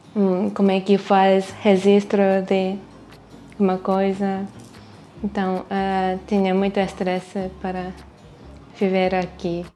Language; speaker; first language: Portuguese; non-native, learner; Japanese